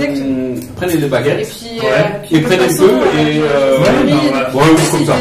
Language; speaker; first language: French; non-native, fluent; German